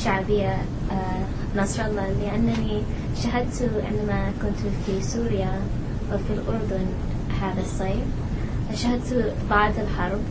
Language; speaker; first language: Arabic; non-native, learner; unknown